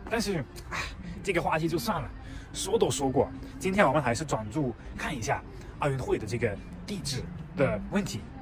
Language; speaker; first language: Chinese; non-native, fluent; German